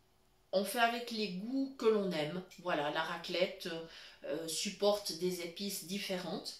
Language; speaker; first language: French; native; French